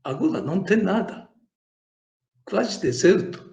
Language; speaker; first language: Portuguese; non-native, learner; Japanese